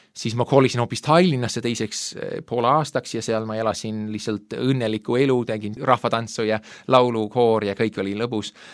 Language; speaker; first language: Estonian; non-native, fluent; English